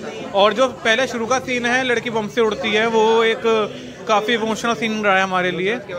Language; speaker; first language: Hindi; native; Hindi